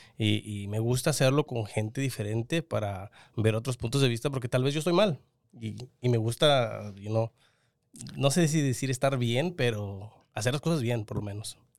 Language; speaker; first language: Spanish; early bilingual, heritage; Spanish